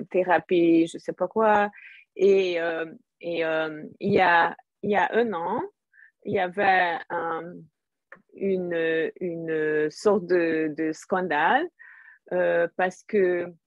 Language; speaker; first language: French; non-native, fluent; Hungarian